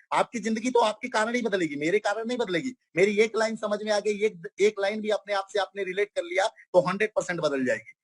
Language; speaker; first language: Hindi; non-native, local second language; Bhojpuri